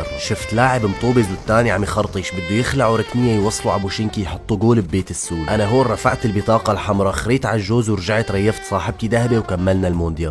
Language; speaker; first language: Arabic; native; Arabic